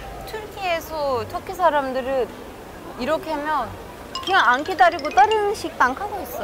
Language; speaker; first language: Korean; non-native, learner; Turkish